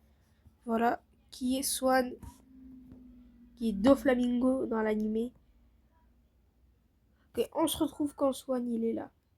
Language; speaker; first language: French; native; French